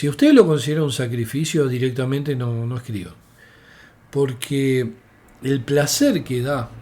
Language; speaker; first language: Spanish; native; Spanish